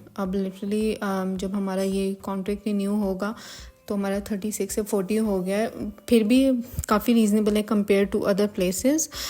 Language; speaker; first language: Urdu; native; Urdu